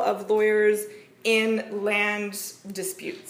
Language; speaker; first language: English; native; English